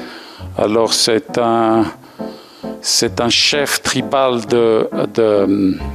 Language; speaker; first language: French; non-native, fluent; Italian